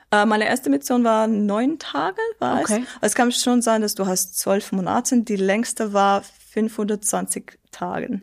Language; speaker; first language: German; non-native, local second language; French